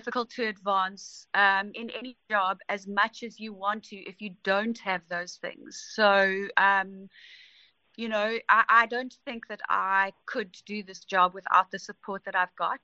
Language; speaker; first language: English; native; English